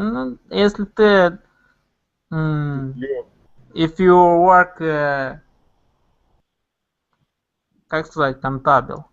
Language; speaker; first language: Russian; non-native, local second language; Romanian